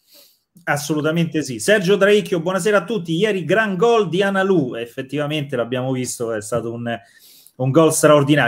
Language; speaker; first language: Italian; native; Italian